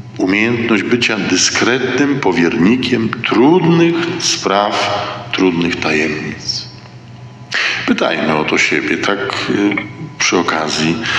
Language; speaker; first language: Polish; native; Polish